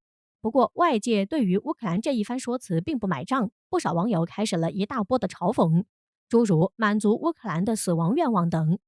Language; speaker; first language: Chinese; native; Chinese